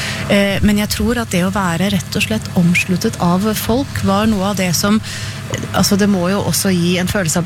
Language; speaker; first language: Norwegian; native; Norwegian